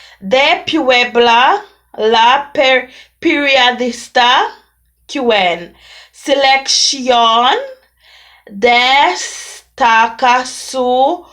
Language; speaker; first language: Spanish; non-native, learner; English